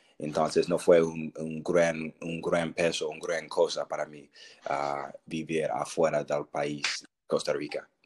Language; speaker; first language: Spanish; non-native, learner; English